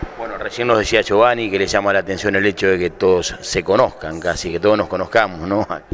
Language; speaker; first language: Spanish; native; Spanish